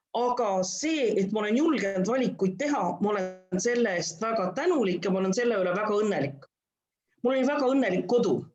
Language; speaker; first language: Estonian; non-native, local second language; Russian